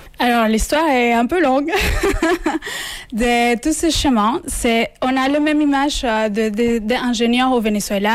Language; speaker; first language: French; non-native, fluent; Spanish